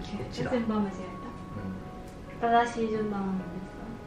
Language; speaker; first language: Japanese; non-native, learner; Vietnamese